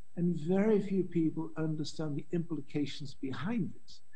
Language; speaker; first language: English; native; English